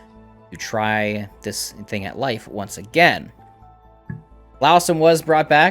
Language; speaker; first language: English; native; English